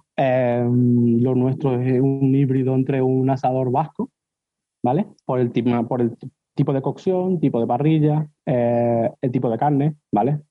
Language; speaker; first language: Spanish; native; Spanish